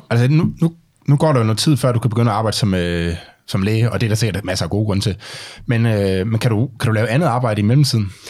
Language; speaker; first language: Danish; native; Danish